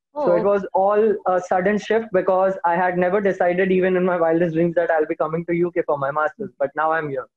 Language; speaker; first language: English; non-native, local second language; Hindi